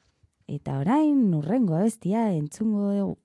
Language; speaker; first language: Basque; non-native, learner; Spanish